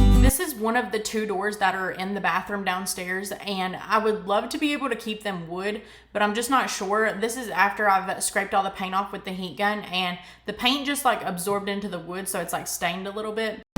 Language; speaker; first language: English; native; English